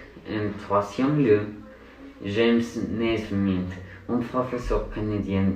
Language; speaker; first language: French; non-native, learner; Spanish